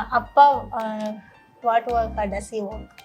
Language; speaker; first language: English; non-native, local second language; Tamil